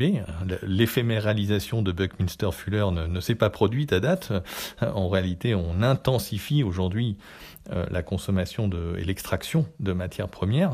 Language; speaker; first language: French; native; French